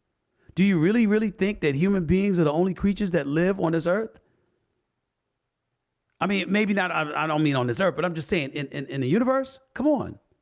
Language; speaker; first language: English; native; English